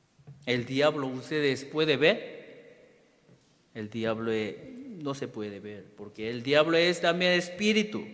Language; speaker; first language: Spanish; non-native, learner; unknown